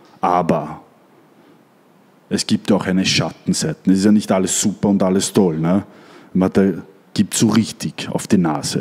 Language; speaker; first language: German; native; German